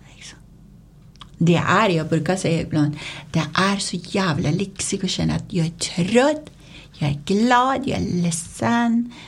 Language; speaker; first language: Swedish; non-native, fluent; Persian